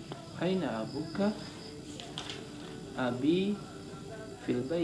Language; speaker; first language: Arabic; non-native, learner; Indonesian